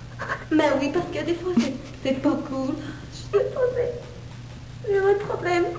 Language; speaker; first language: French; non-native, local second language; English